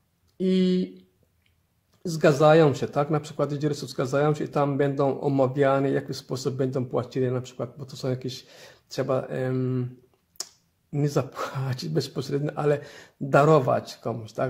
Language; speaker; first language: Polish; non-native, fluent; Somali